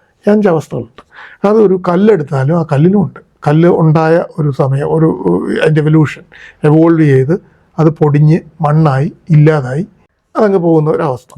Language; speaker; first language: Malayalam; native; Malayalam